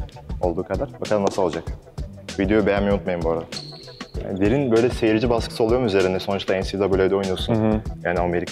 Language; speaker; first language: Turkish; native; Turkish